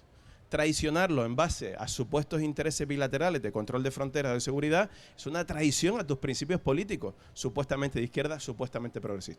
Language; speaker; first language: Spanish; native; Spanish